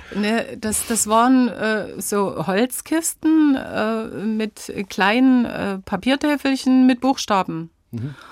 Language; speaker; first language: German; native; German